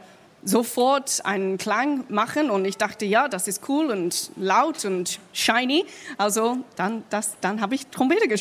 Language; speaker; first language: German; non-native, fluent; English